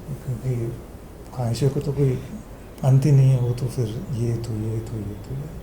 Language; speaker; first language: Hindi; early bilingual, heritage; Hindi